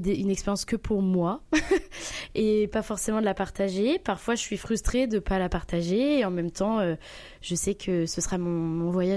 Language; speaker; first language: French; native; French